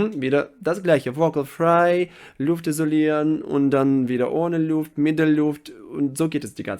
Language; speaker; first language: German; non-native, fluent; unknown